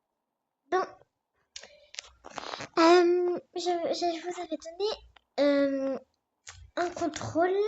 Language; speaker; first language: French; native; French